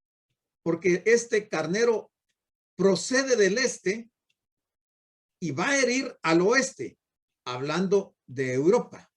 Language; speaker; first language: Spanish; native; Spanish